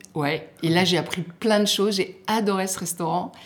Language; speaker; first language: French; native; French